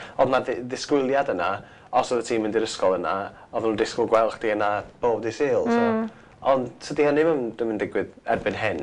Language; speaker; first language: Welsh; non-native, local second language; English